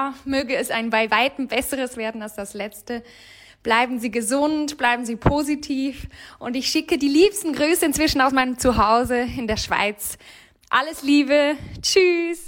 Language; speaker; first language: German; native; German